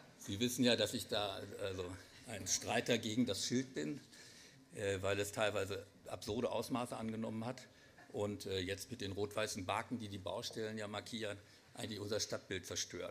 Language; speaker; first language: German; native; German